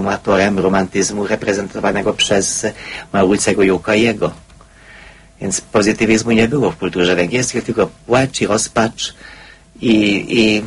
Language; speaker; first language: Polish; non-native, fluent; Hungarian